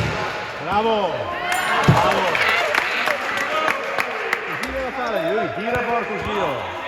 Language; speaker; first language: Italian; native; Italian